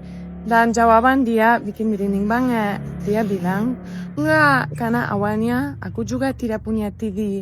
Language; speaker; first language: Indonesian; non-native, fluent; German